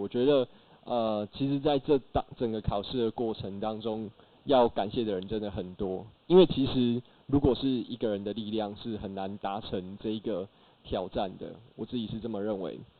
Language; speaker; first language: Chinese; native; Chinese